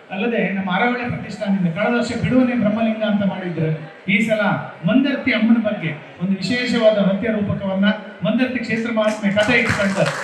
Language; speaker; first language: Kannada; native; Kannada